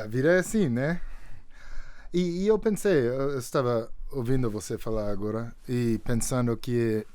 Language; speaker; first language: Portuguese; non-native, fluent; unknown